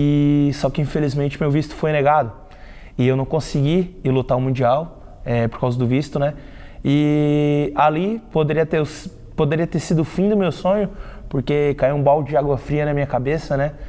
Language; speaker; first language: Portuguese; native; Portuguese